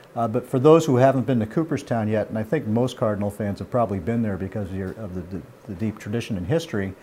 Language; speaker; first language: English; native; English